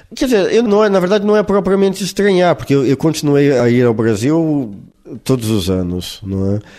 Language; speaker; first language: Portuguese; native; Portuguese